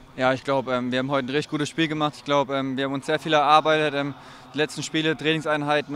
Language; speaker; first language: German; native; German